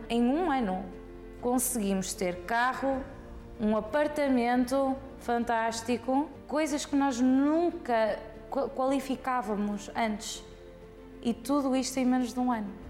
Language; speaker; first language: Portuguese; early bilingual, heritage; Portuguese